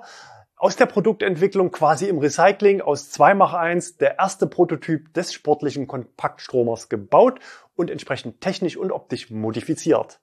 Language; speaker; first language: German; native; German